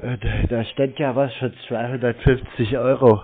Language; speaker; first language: German; native; German